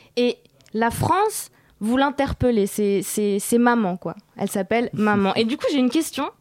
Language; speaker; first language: French; native; French